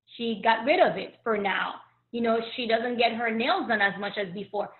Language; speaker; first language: English; early bilingual, other home language; Haitian Creole